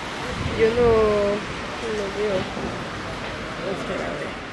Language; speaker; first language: Spanish; non-native, learner; French